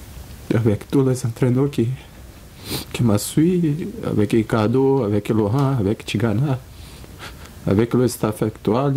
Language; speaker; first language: French; non-native, fluent; Portuguese